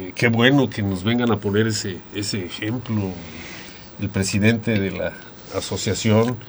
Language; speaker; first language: Spanish; native; Spanish